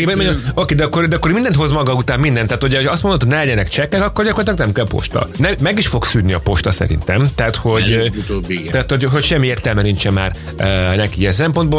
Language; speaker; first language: Hungarian; native; Hungarian